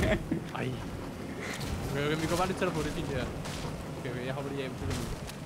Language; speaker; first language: Danish; native; Danish